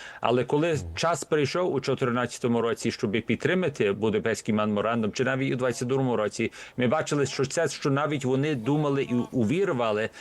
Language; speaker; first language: Ukrainian; early bilingual, heritage; Ukrainian